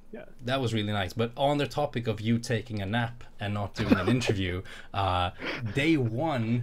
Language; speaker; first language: English; non-native, fluent; Swedish